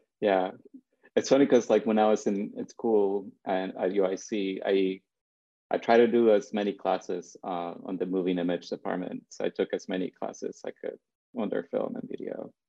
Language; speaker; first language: English; early bilingual, other home language; Spanish